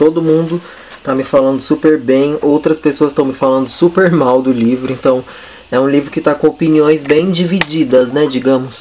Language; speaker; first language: Portuguese; native; Portuguese